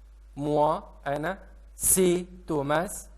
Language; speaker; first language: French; non-native, fluent; Arabic